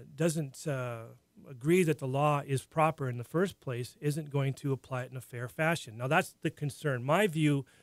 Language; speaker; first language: English; native; English